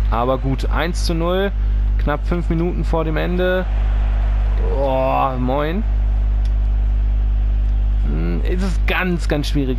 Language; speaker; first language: German; native; German